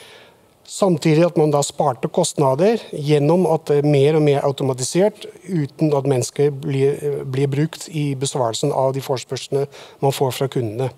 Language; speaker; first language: Norwegian; non-native, fluent; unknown